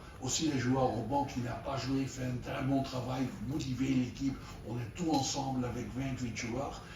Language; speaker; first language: French; non-native, learner; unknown